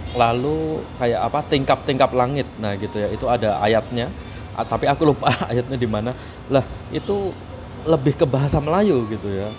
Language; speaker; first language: Indonesian; native; Indonesian